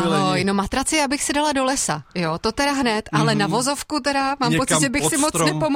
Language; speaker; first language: Czech; native; Czech